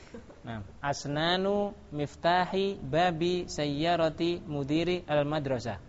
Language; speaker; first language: Arabic; non-native, fluent; Indonesian